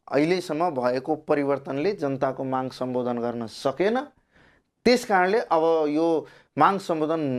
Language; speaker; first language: Nepali; non-native, local second language; Maithili